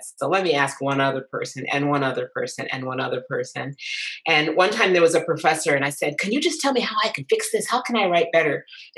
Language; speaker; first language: English; native; English